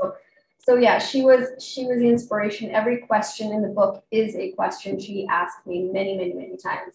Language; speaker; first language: English; native; English